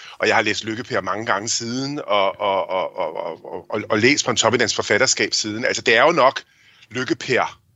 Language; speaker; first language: Danish; native; Danish